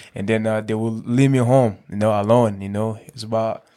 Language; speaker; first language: English; early bilingual, other home language; Kinyarwanda